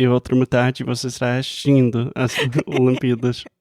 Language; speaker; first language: Portuguese; non-native, fluent; English